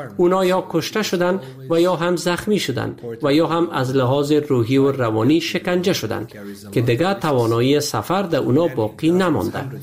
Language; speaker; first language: Persian; native; Persian